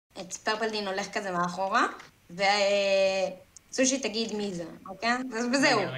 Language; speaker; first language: Hebrew; native; Hebrew